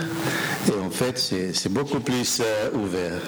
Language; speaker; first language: French; non-native, fluent; Spanish